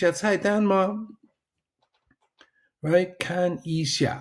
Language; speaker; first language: Chinese; non-native, fluent; English